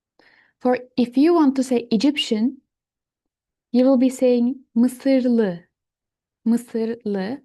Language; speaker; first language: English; non-native, fluent; Turkish